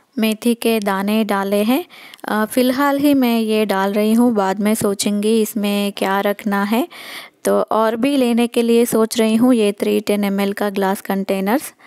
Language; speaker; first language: Hindi; non-native, local second language; Telugu